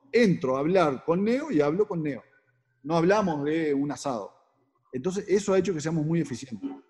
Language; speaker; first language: Spanish; native; Spanish